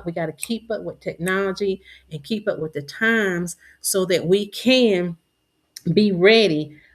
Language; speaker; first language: English; native; English